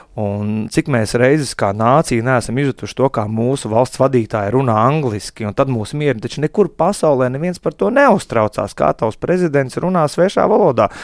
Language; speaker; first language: Latvian; native; Latvian